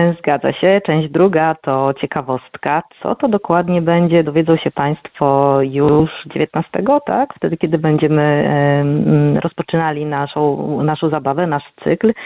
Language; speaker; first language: Polish; native; Polish